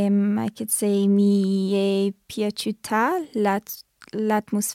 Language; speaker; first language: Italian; non-native, learner; English